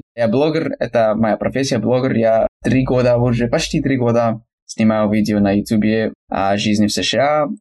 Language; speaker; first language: Russian; non-native, fluent; Spanish